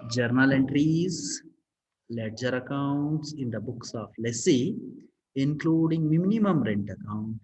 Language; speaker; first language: English; non-native, local second language; Kannada